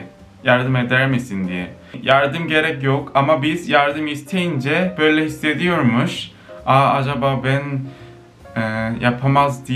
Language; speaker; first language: Turkish; non-native, fluent; Korean